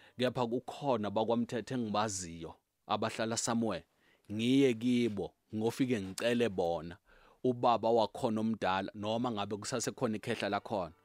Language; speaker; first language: Zulu; native; Zulu